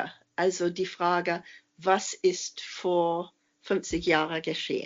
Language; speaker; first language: German; non-native, fluent; English